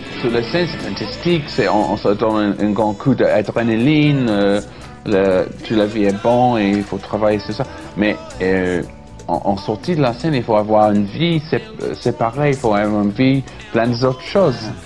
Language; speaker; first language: French; non-native, learner; English